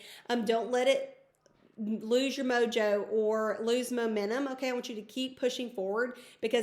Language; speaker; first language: English; native; English